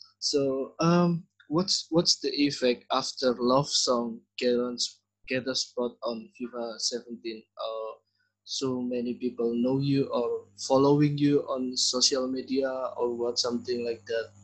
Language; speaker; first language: English; non-native, learner; Indonesian